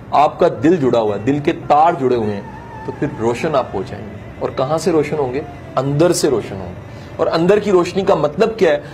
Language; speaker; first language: Urdu; non-native, local second language; Punjabi